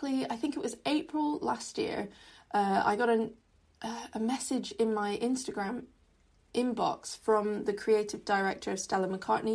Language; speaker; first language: English; non-native, local second language; Cantonese